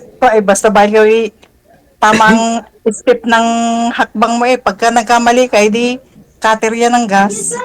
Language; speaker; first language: Filipino; native; Filipino